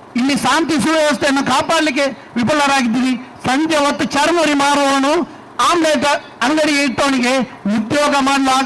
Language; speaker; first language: Kannada; non-native, local second language; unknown